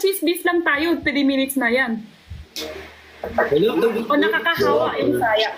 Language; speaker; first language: Filipino; non-native, learner; Chinese